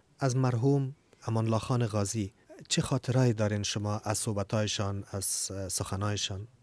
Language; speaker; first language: Persian; native; Persian